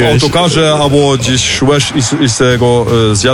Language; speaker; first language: Polish; early bilingual, heritage; Polish